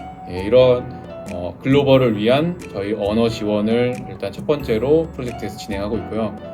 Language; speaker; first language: Korean; native; Korean